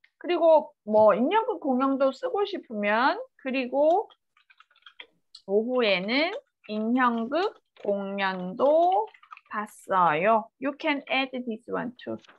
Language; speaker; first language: Korean; native; Korean